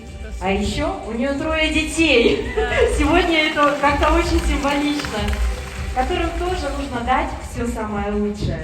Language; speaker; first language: Russian; native; Russian